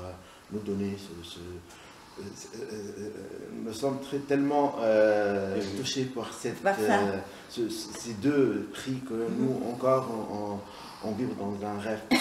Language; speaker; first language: French; non-native, local second language; Arabic